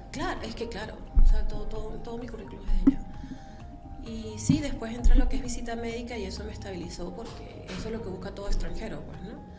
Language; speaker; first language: Spanish; native; Spanish